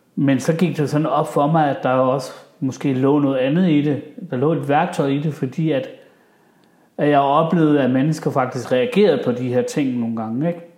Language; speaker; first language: Danish; early bilingual, other home language; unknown